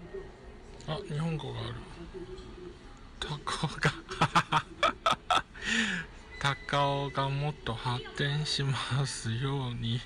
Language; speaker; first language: Japanese; non-native, fluent; Chinese